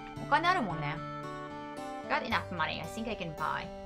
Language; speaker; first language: English; non-native, fluent; Japanese